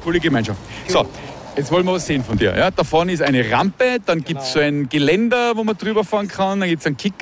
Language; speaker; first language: German; native; German